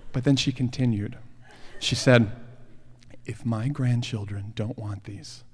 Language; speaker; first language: English; native; English